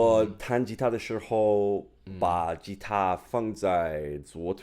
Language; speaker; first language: Chinese; non-native, fluent; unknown